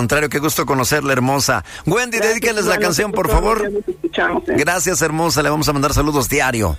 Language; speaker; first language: Spanish; native; Spanish